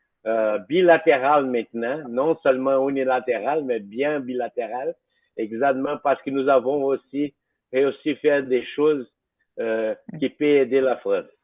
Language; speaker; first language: French; non-native, fluent; Portuguese